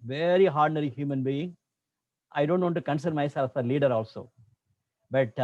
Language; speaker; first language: English; non-native, local second language; Tamil